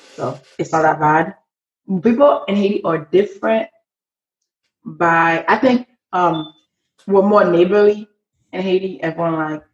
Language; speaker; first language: English; early bilingual, other home language; Haitian Creole